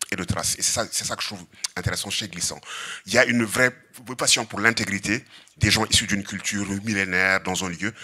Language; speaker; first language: French; non-native, local second language; Serer